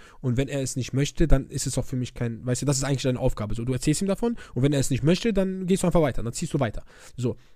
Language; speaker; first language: German; early bilingual, other home language; Arabic